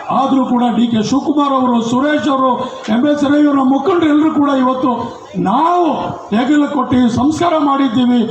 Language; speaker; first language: Kannada; native; Kannada